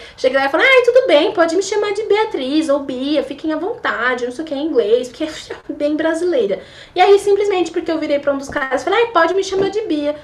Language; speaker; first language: Portuguese; native; Portuguese